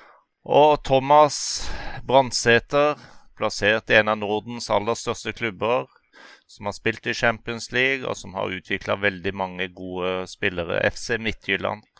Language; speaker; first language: Norwegian; native; Norwegian